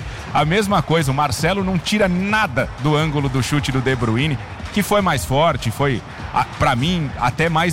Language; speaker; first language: Portuguese; native; Portuguese